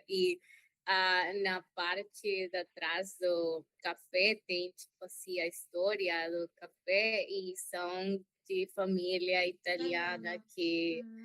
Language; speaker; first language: Portuguese; non-native, learner; Spanish